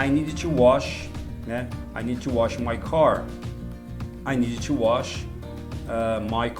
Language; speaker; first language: English; non-native, learner; Portuguese